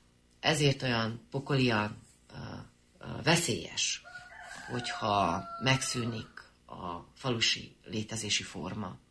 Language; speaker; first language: Hungarian; native; Hungarian